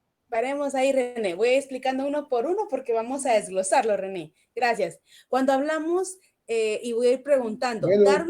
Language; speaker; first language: Spanish; native; Spanish